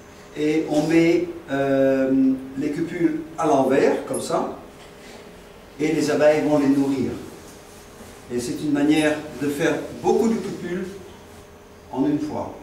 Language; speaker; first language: French; non-native, fluent; Dutch